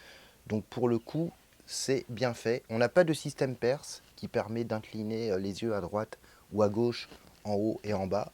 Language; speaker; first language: French; native; French